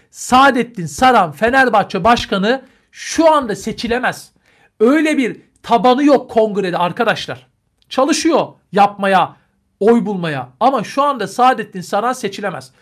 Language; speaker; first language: Turkish; native; Turkish